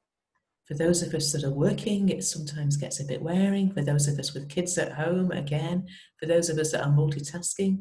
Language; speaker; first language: English; native; English